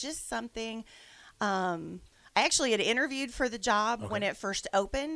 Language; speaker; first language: English; native; English